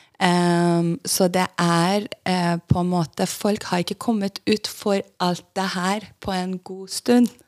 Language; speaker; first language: Norwegian; non-native, fluent; Persian